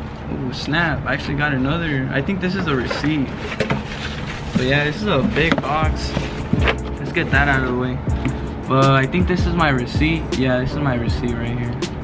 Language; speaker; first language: English; early bilingual, other home language; Spanish